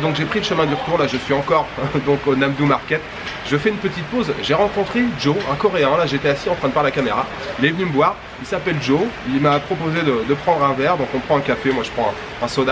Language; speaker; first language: French; native; French